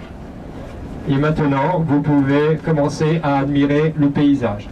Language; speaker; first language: French; native; French